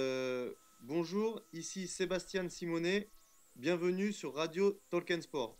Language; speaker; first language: French; native; French